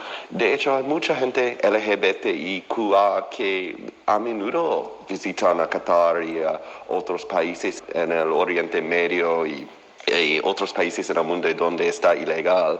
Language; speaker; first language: Spanish; non-native, fluent; English